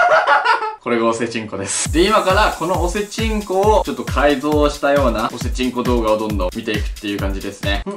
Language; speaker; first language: Japanese; native; Japanese